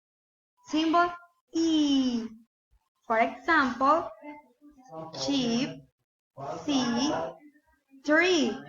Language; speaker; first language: English; non-native, learner; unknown